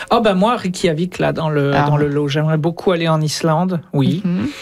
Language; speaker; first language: French; native; French